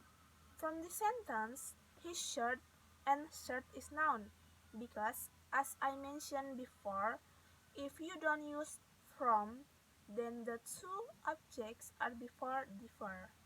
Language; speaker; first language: English; non-native, learner; Indonesian